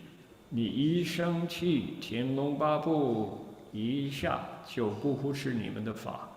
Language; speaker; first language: Chinese; non-native, fluent; English